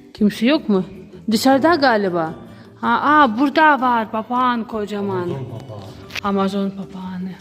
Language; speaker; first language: Turkish; non-native, learner; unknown